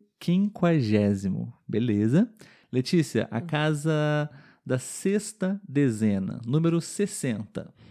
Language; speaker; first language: Portuguese; native; Portuguese